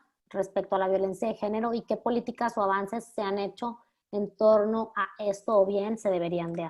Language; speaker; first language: Spanish; native; Spanish